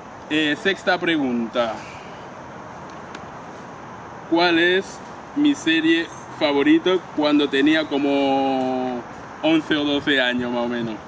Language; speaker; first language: Spanish; non-native, fluent; Haitian Creole